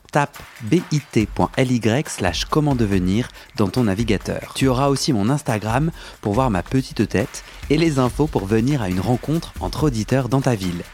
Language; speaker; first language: French; native; French